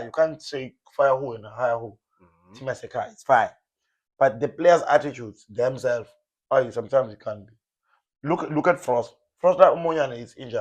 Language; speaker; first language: English; non-native, local second language; Zulu